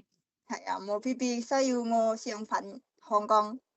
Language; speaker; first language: Cantonese; non-native, learner; Indonesian